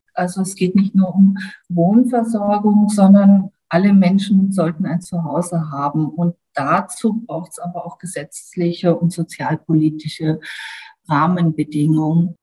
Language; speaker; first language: German; native; German